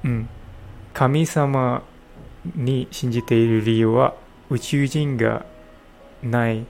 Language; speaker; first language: Japanese; non-native, learner; English